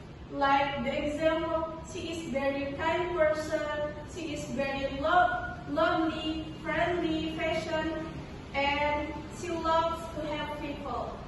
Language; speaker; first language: English; non-native, learner; Indonesian